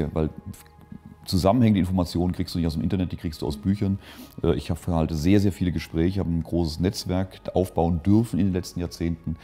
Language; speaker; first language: German; native; German